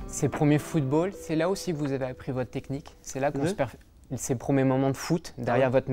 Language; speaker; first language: French; native; French